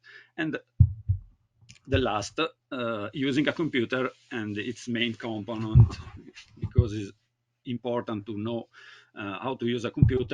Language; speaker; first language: English; non-native, learner; Italian